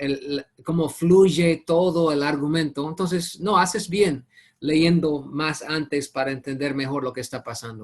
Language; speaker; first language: Spanish; non-native, fluent; English